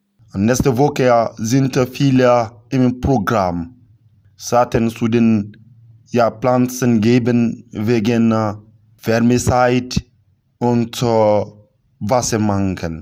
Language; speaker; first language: German; non-native, learner; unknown